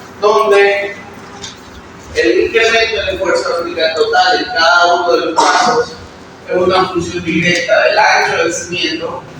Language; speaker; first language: Spanish; native; Spanish